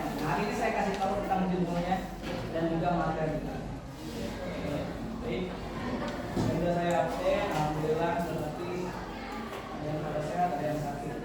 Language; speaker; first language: Malay; native; Malay